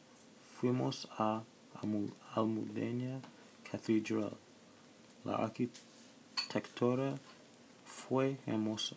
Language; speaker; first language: Spanish; non-native, learner; English